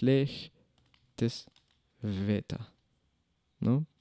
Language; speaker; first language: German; non-native, fluent; Spanish